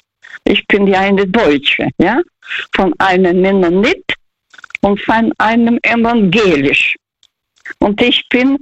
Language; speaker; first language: German; early bilingual, heritage; German